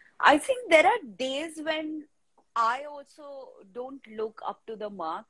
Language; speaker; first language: English; non-native, local second language; Marathi